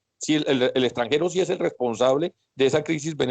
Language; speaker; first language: Spanish; native; Spanish